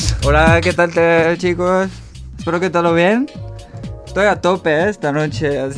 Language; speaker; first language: Spanish; non-native, fluent; French